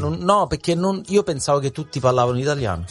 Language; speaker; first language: Italian; early bilingual, heritage; Italian